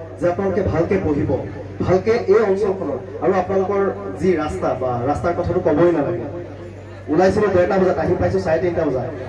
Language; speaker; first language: Assamese; non-native, local second language; Sylheti